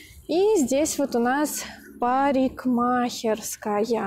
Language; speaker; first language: Russian; native; Russian